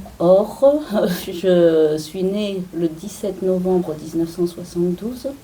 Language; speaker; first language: French; early bilingual, other home language; Korean